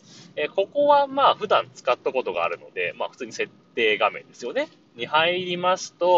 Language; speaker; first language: Japanese; native; Japanese